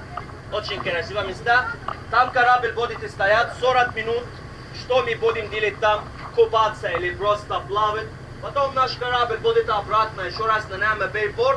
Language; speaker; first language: Russian; non-native, learner; Arabic